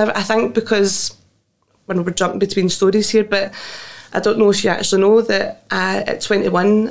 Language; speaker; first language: English; native; English